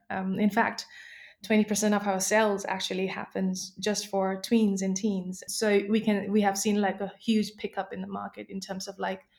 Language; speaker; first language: English; non-native, local second language; Nepali